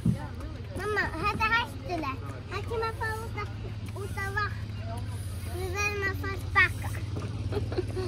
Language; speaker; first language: Icelandic; early bilingual, heritage; Icelandic